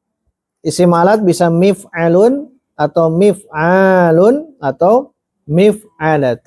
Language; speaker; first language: Arabic; non-native, local second language; Indonesian